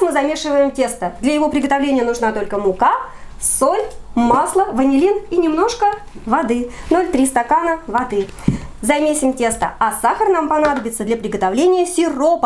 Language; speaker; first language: Russian; native; Russian